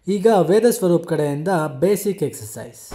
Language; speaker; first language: Kannada; native; Kannada